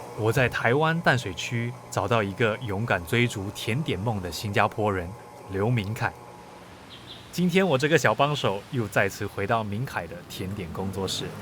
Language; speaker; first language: Chinese; native; Chinese